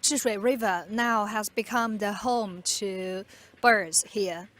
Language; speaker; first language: English; non-native, fluent; Chinese